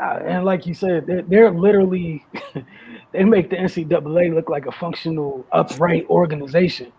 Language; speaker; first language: English; native; English